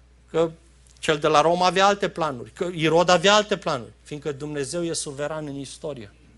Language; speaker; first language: Romanian; native; Romanian